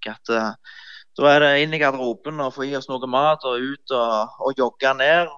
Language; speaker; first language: Norwegian; native; Norwegian